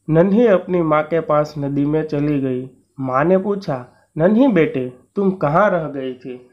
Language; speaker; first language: Hindi; non-native, local second language; Gujarati